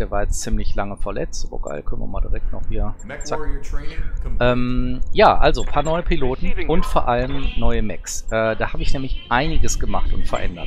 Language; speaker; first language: German; native; German